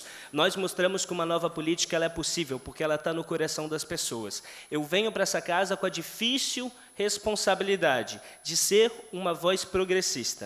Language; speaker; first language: Portuguese; native; Portuguese